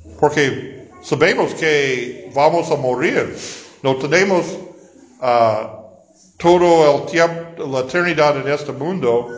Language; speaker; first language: Spanish; non-native, fluent; English